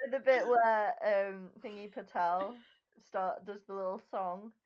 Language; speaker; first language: English; native; English